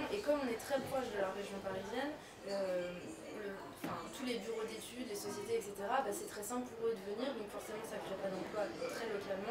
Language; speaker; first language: French; native; French